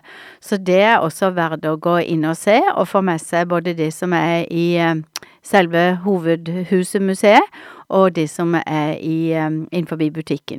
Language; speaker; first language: Norwegian; native; Norwegian